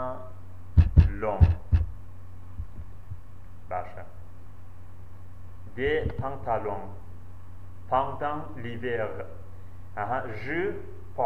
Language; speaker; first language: French; non-native, learner; Central Kurdish